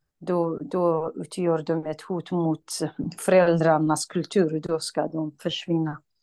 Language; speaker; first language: Swedish; non-native, fluent; Kurdish